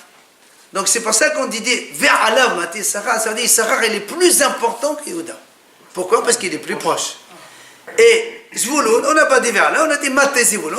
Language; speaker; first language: French; native; French